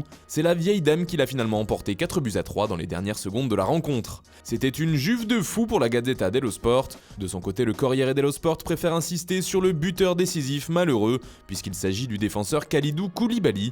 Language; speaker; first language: French; native; French